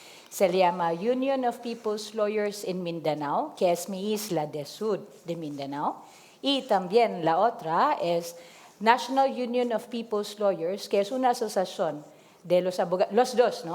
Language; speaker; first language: Spanish; non-native, learner; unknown